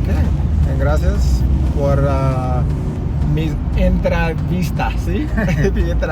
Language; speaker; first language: Spanish; non-native, learner; English